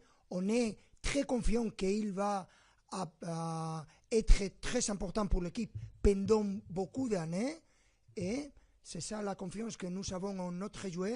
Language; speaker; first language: French; non-native, fluent; Spanish